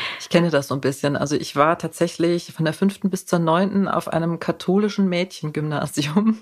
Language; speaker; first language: German; native; German